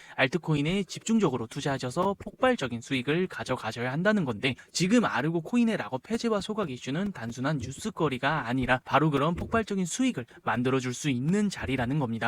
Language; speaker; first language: Korean; native; Korean